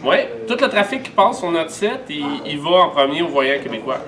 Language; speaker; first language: French; native; French